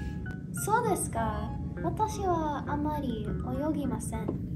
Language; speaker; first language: Japanese; non-native, learner; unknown